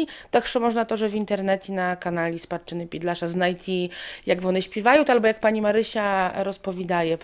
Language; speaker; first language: Polish; non-native, local second language; Ukrainian